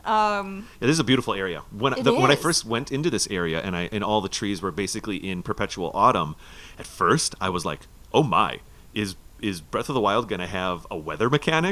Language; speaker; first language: English; native; English